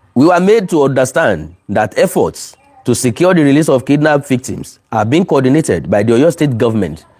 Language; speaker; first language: English; non-native, local second language; Yoruba